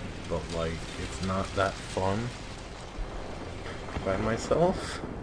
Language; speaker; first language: English; native; English